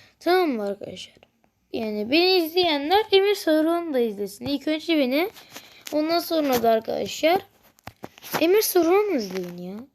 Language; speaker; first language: Turkish; native; Turkish